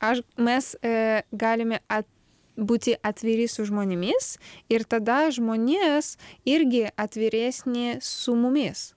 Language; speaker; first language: Lithuanian; non-native, learner; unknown